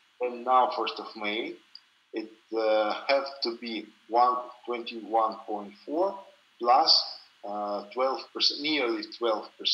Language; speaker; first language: English; non-native, learner; Russian